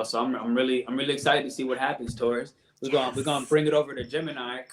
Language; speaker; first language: English; native; English